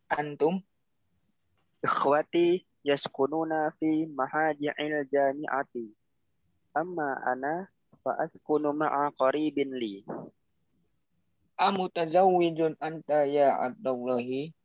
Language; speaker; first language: Arabic; non-native, learner; Indonesian